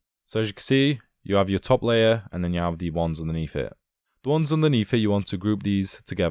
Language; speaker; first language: English; native; English